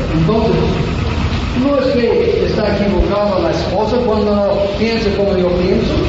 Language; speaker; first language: Spanish; non-native, fluent; English